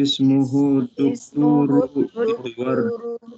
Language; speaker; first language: Arabic; non-native, learner; Indonesian